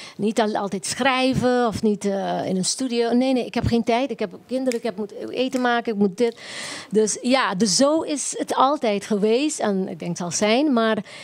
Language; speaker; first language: Dutch; early bilingual, other home language; Papiamento